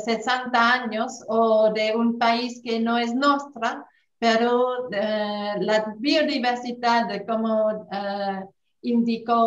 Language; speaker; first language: Spanish; non-native, fluent; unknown